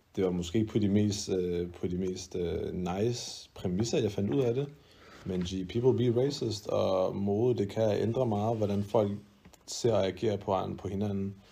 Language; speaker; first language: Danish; early bilingual, other home language; Arabic